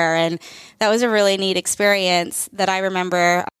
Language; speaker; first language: English; early bilingual, other home language; Telugu